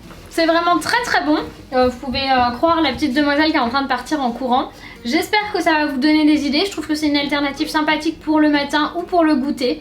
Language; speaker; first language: French; native; French